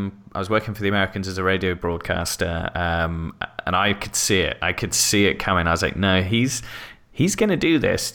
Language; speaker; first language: English; native; English